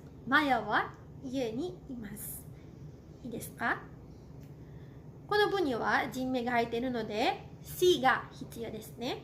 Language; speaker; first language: Japanese; non-native, fluent; Cebuano